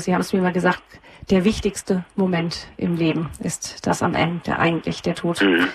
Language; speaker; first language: German; native; German